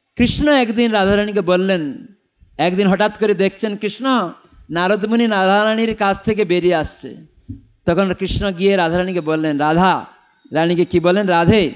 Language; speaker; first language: Bangla; non-native, fluent; Odia